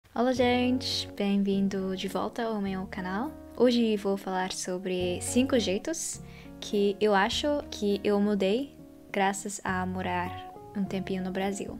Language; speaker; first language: Portuguese; non-native, fluent; Dutch